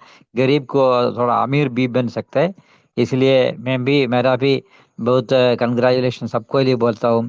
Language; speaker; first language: Hindi; non-native, local second language; Malayalam